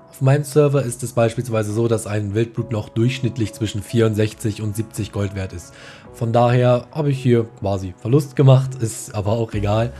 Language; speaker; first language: German; native; German